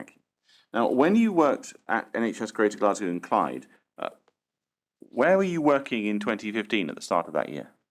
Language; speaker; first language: English; native; English